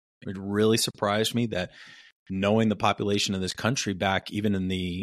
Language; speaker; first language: English; early bilingual, other home language; Spanish